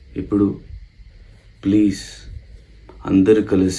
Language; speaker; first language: Telugu; non-native, local second language; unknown